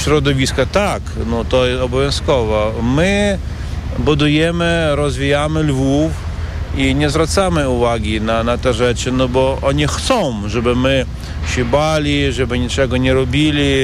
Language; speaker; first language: Polish; non-native, learner; Ukrainian